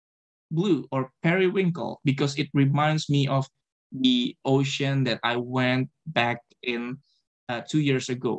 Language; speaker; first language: English; non-native, fluent; Indonesian